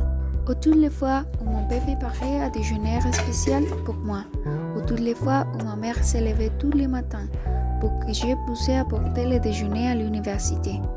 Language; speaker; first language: French; non-native, learner; Spanish